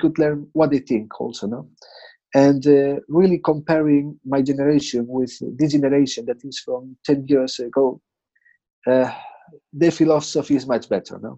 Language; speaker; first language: English; non-native, fluent; Spanish